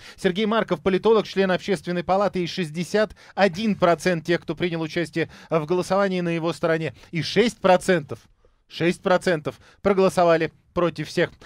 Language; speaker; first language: Russian; native; Russian